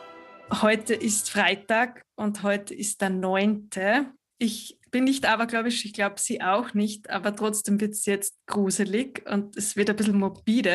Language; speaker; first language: German; native; German